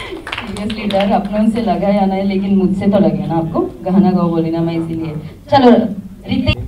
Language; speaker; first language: Hindi; non-native, local second language; Telugu